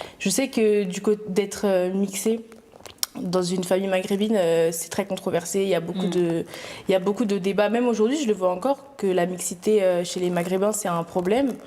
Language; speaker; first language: French; native; French